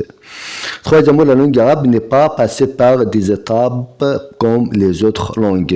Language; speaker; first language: French; non-native, fluent; Arabic